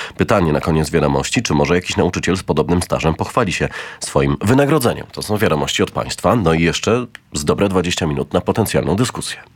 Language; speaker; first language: Polish; native; Polish